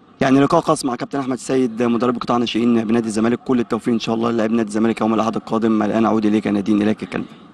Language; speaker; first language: Arabic; native; Arabic